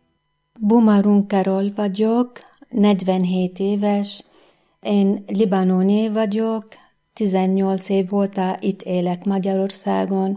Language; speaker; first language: Hungarian; non-native, fluent; Arabic